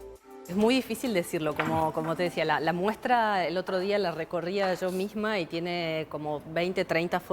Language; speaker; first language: Spanish; native; Spanish